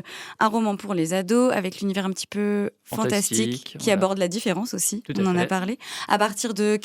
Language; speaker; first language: French; native; French